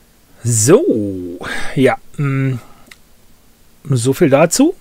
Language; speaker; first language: German; native; German